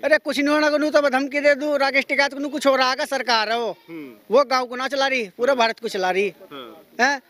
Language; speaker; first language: Hindi; native; Hindi